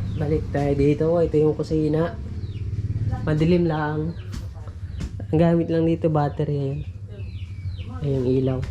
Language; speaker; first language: Filipino; native; Filipino